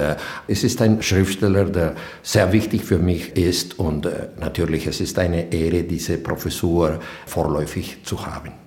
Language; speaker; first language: German; non-native, fluent; Spanish